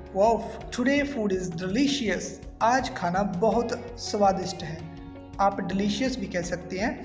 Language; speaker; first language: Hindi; non-native, local second language; Punjabi